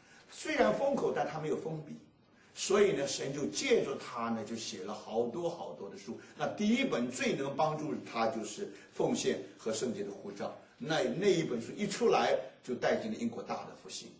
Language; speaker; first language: Chinese; native; Chinese